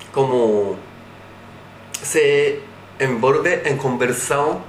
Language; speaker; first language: Portuguese; non-native, learner; Japanese